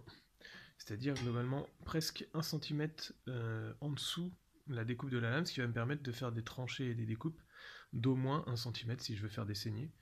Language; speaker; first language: French; native; French